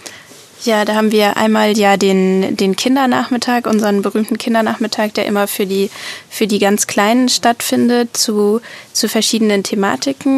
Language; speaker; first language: German; native; German